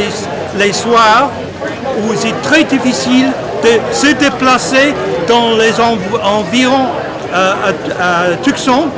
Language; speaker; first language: French; non-native, fluent; English